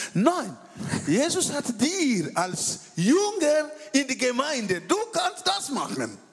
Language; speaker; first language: German; non-native, learner; French